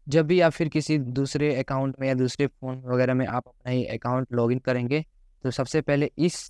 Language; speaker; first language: Hindi; native; Hindi